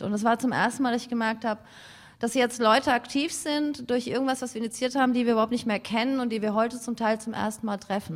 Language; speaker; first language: German; native; German